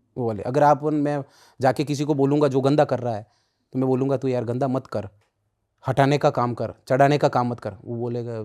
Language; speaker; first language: Hindi; native; Hindi